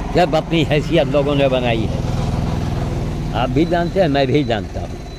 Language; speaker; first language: Hindi; native; Hindi